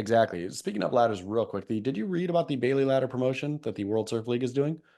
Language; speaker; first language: English; native; English